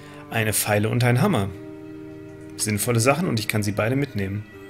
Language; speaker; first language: German; native; German